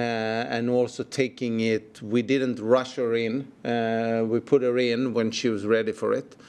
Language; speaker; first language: English; non-native, fluent; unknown